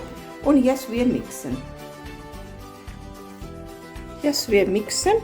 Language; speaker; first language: German; non-native, learner; Hindi